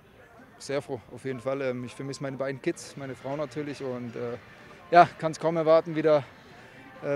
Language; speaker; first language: German; native; German